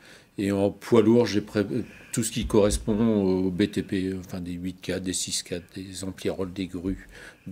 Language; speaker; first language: French; native; French